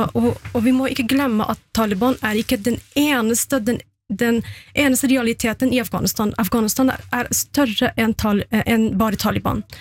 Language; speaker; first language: Norwegian; non-native, fluent; Persian